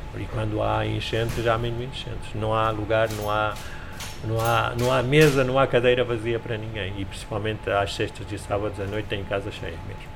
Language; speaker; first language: Portuguese; non-native, local second language; Gujarati